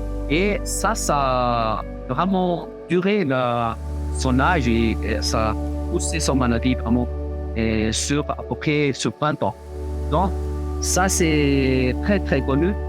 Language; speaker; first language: French; non-native, fluent; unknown